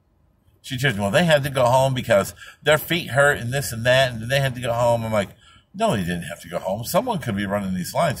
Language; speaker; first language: English; native; English